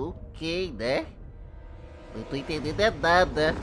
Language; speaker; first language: Portuguese; native; Portuguese